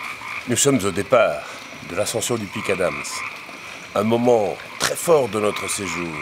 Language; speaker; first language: French; native; French